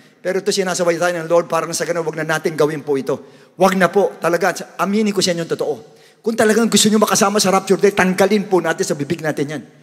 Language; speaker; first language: Filipino; native; Filipino